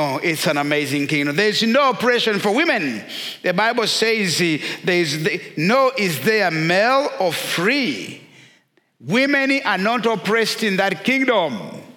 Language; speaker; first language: English; non-native, local second language; Kinyarwanda